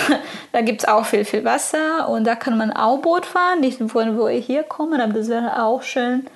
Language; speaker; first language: German; non-native, fluent; Portuguese